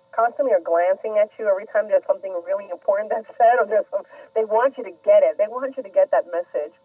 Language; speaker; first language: English; early bilingual, other home language; Spanish